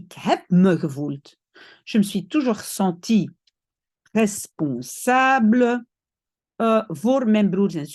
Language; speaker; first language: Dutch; non-native, local second language; French